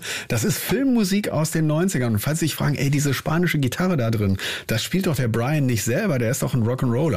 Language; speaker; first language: German; native; German